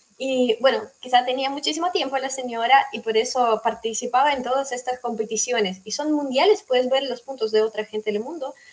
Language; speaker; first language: Spanish; non-native, fluent; Russian